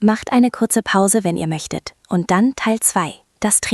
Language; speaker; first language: German; non-native, fluent; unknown